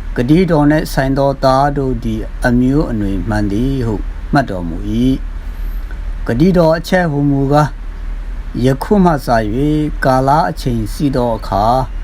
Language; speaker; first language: Burmese; non-native, local second language; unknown